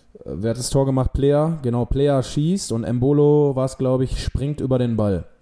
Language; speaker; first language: German; native; German